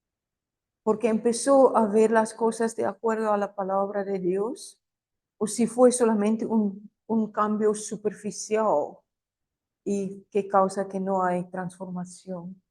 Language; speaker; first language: Spanish; non-native, fluent; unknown